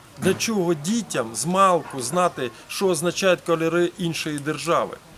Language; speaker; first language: Ukrainian; early bilingual, heritage; Ukrainian